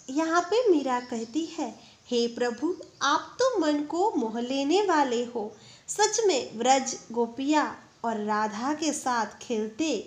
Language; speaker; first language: Hindi; non-native, local second language; Gujarati